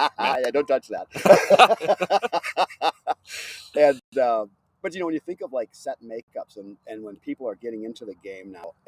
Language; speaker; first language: English; native; English